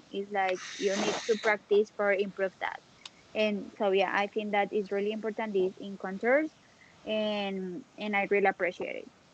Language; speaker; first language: English; non-native, learner; Spanish